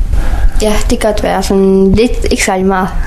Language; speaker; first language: Danish; early bilingual, other home language; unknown